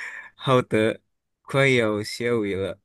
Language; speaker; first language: Chinese; non-native, learner; Indonesian